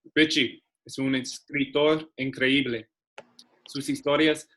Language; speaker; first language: Spanish; non-native, learner; English